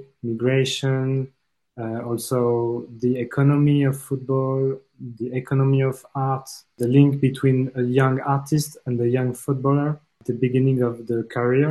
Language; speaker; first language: English; non-native, fluent; French